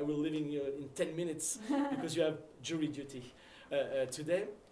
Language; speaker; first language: English; non-native, fluent; French